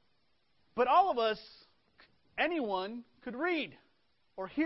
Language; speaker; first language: English; early bilingual, other home language; Spanish